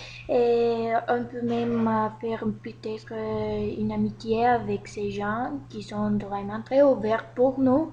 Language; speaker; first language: French; non-native, learner; Bulgarian